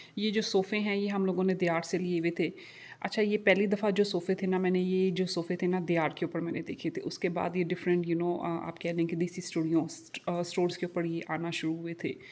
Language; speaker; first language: Urdu; non-native, local second language; Punjabi